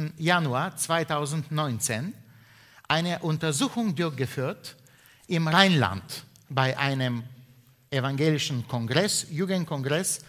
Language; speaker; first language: German; non-native, fluent; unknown